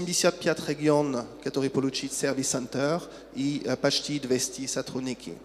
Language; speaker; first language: Russian; non-native, learner; French